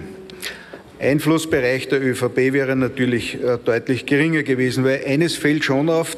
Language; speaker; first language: German; native; German